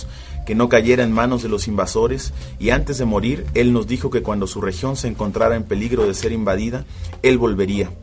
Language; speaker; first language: Spanish; native; Spanish